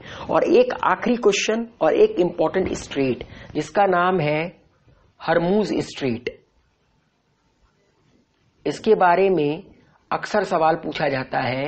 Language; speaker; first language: Hindi; native; Hindi